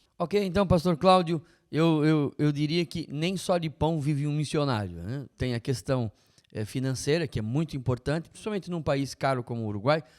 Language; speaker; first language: Portuguese; native; Portuguese